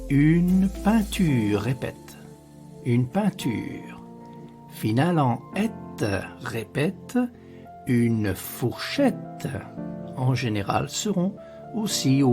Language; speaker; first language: French; non-native, fluent; Italian